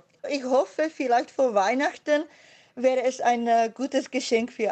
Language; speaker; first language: German; non-native, fluent; Czech